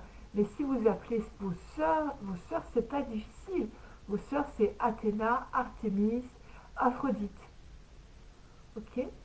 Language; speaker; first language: French; native; French